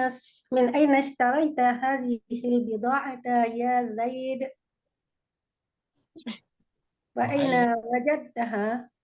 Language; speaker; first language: Arabic; non-native, learner; Indonesian